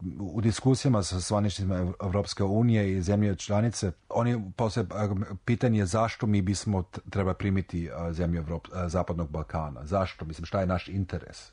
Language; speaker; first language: Serbian; non-native, fluent; German